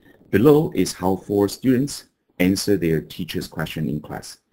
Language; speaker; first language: English; non-native, fluent; Chinese